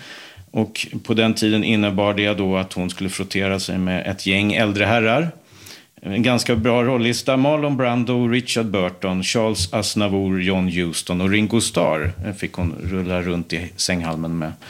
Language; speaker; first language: Swedish; native; Swedish